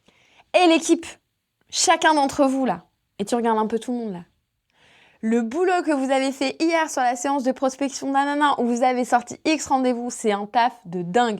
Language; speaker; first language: French; native; French